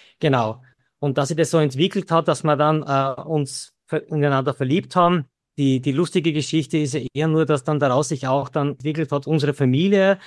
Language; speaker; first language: German; native; German